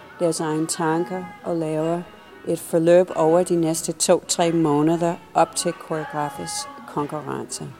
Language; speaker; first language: Danish; non-native, fluent; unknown